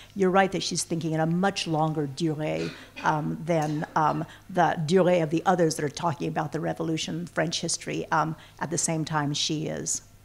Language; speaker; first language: English; native; English